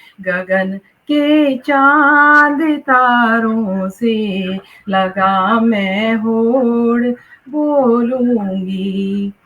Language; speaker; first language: Hindi; native; Hindi